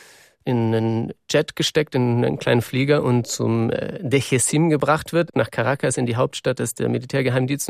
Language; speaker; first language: German; native; German